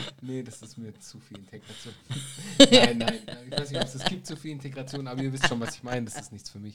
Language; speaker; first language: German; native; German